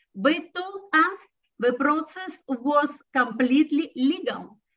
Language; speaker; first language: English; non-native, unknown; Russian